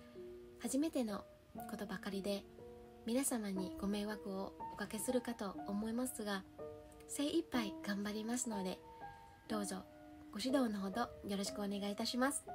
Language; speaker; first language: Japanese; non-native, fluent; Vietnamese